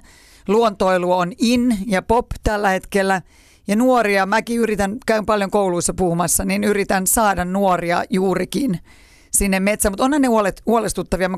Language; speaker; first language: Finnish; native; Finnish